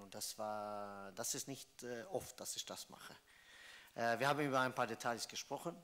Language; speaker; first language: German; non-native, fluent; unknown